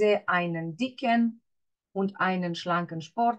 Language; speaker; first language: German; non-native, fluent; Greek